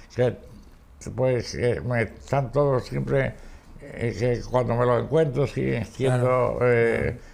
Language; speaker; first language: Spanish; native; Spanish